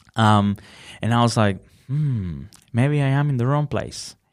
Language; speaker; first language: English; non-native, fluent; Spanish